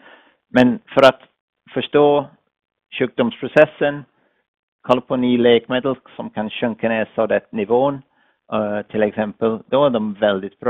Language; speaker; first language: Swedish; non-native, fluent; English